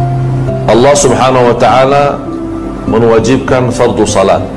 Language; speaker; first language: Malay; non-native, fluent; Arabic